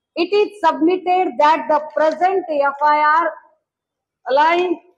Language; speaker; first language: English; non-native, local second language; Marathi